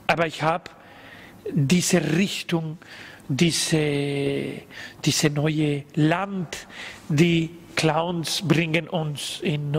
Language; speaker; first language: German; non-native, learner; Spanish